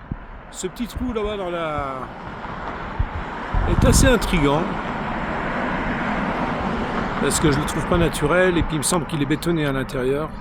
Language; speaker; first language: French; native; French